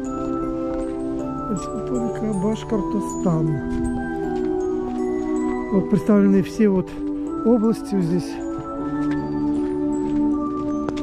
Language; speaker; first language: Russian; native; Russian